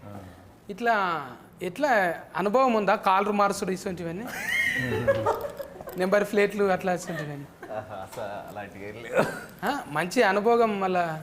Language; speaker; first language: Telugu; native; Telugu